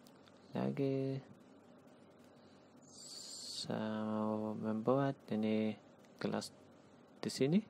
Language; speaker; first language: Indonesian; non-native, learner; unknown